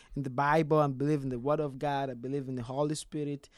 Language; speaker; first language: English; non-native, learner; Kinyarwanda